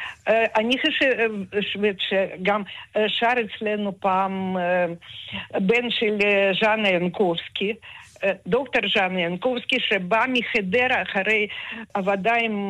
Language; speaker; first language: Hebrew; non-native, fluent; Russian